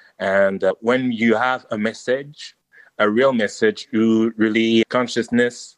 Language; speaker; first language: English; non-native, local second language; French